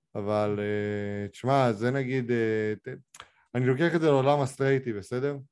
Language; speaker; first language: Hebrew; native; Hebrew